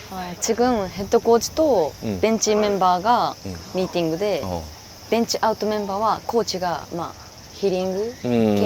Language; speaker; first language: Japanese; non-native, fluent; Korean